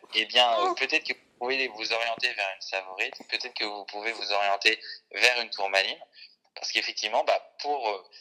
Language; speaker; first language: French; native; French